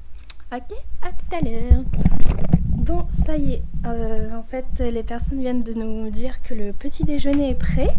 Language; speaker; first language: French; native; French